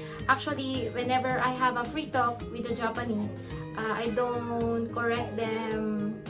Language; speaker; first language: English; non-native, local second language; Filipino